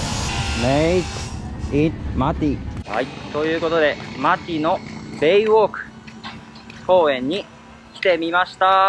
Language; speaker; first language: Japanese; native; Japanese